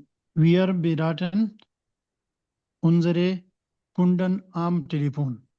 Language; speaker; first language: German; non-native, learner; Urdu